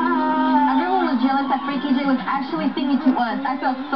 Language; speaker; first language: English; early bilingual, other home language; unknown